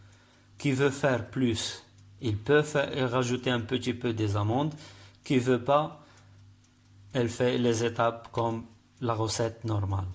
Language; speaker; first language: French; non-native, learner; Arabic